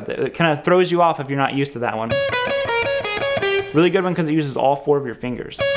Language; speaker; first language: English; native; English